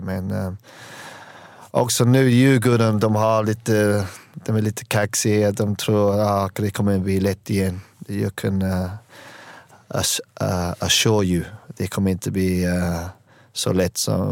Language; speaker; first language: Swedish; non-native, learner; English